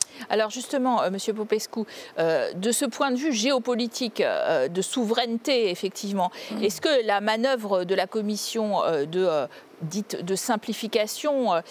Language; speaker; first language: French; native; French